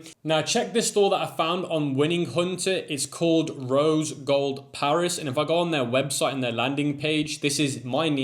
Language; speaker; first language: English; native; English